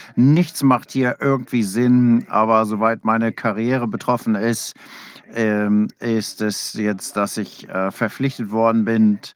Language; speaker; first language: German; non-native, fluent; English